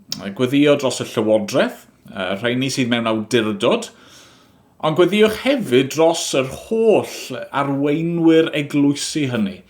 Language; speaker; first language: Welsh; native; Welsh